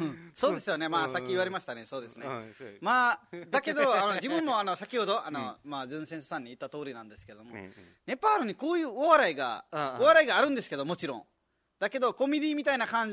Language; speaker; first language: Japanese; non-native, fluent; Nepali